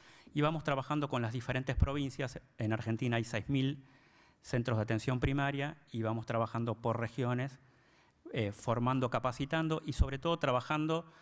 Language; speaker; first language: Spanish; native; Spanish